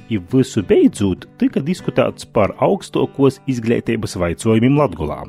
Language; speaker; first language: Latvian; native; Latvian